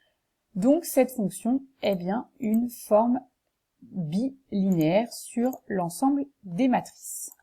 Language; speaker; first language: French; native; French